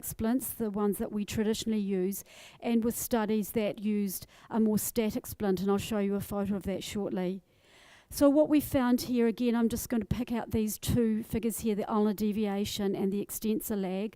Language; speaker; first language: English; native; English